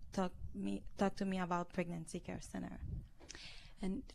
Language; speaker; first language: English; non-native, learner; Haitian Creole